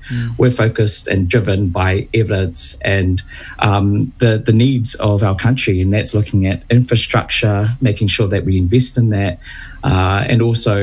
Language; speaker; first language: English; native; English